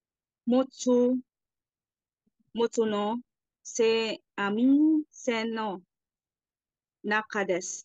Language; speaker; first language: Japanese; non-native, learner; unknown